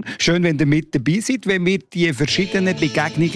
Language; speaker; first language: German; native; German